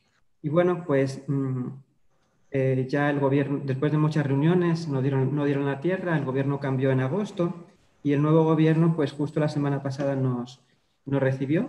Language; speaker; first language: Spanish; native; Spanish